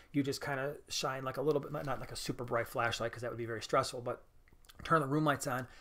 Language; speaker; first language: English; native; English